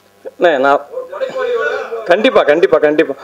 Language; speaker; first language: Tamil; native; Tamil